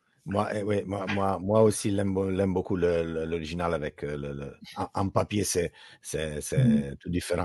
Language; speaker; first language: French; non-native, learner; Italian